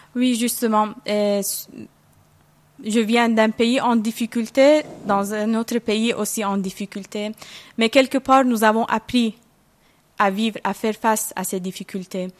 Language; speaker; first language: French; non-native, fluent; Persian